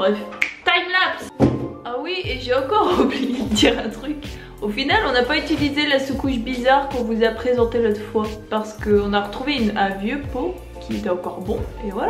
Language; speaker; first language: French; native; French